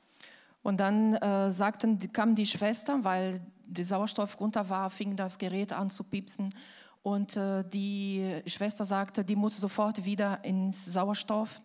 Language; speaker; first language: German; non-native, fluent; Portuguese